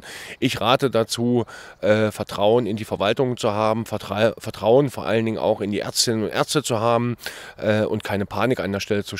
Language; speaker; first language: German; native; German